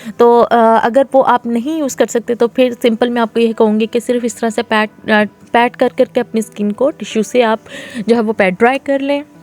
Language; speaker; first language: Urdu; native; Urdu